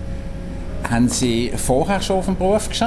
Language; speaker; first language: German; native; German